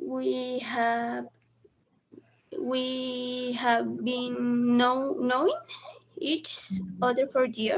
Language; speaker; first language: English; non-native, learner; Spanish